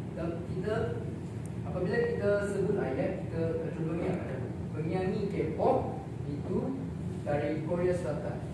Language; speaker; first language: Malay; non-native, local second language; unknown